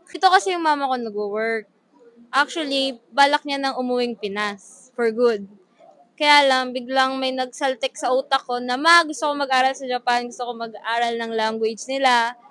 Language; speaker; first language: Filipino; non-native, local second language; Bikol